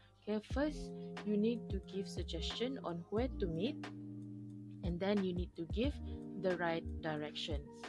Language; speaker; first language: English; non-native, local second language; Malay